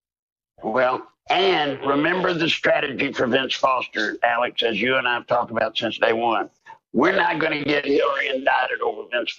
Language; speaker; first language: English; native; English